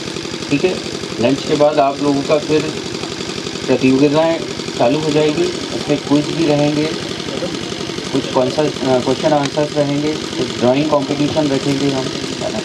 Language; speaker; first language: Hindi; native; Hindi